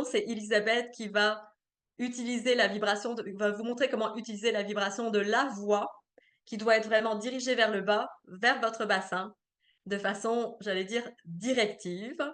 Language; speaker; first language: French; native; French